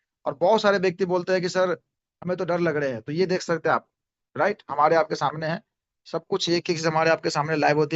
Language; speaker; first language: Hindi; native; Hindi